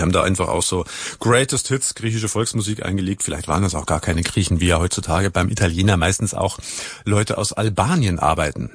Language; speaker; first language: German; native; German